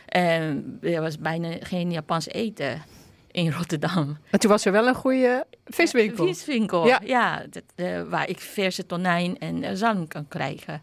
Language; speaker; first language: Dutch; non-native, fluent; Japanese